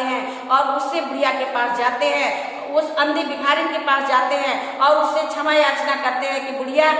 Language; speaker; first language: Hindi; native; Hindi